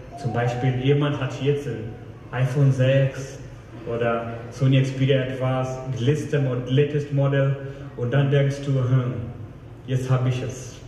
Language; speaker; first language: German; non-native, fluent; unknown